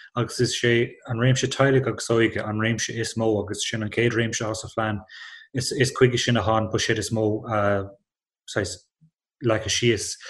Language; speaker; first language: Irish; non-native, local second language; English